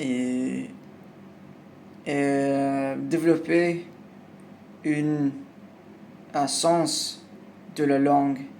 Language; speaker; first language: French; non-native, learner; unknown